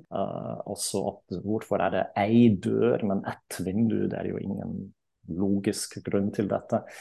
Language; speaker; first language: Norwegian; non-native, fluent; German